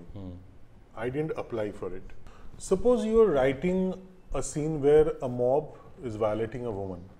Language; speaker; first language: English; non-native, local second language; Bangla